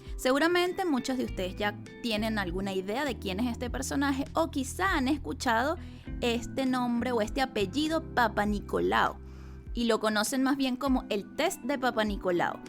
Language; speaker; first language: Spanish; native; Spanish